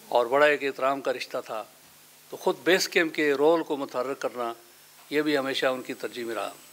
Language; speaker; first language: Urdu; non-native, local second language; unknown